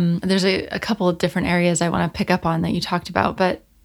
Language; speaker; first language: English; native; English